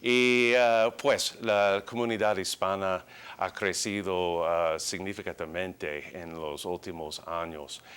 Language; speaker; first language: Spanish; early bilingual, heritage; English